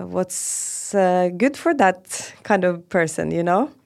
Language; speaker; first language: English; non-native, fluent; Norwegian